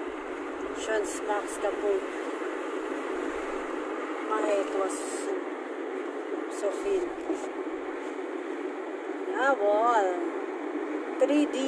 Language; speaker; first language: German; non-native, learner; Filipino